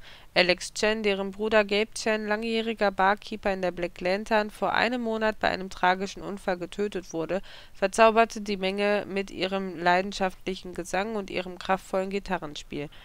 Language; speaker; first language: German; native; German